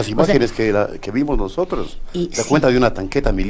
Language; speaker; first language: Spanish; native; Spanish